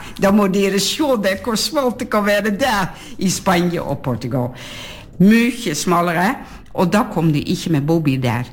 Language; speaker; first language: Norwegian; non-native, fluent; Dutch